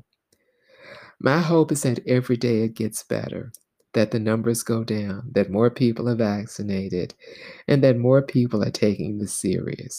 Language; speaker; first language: English; native; English